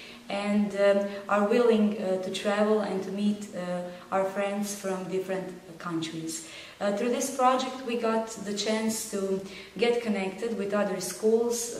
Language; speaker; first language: English; non-native, fluent; Croatian